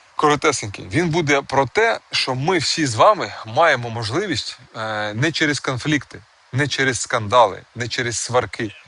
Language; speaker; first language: Ukrainian; non-native, local second language; Russian